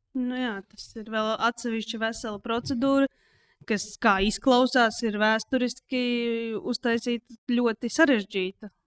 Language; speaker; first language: Latvian; native; Latvian